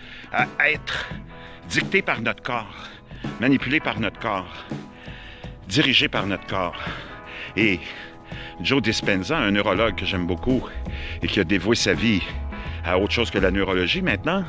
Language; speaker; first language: French; native; French